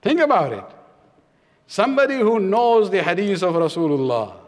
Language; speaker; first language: English; non-native, local second language; Urdu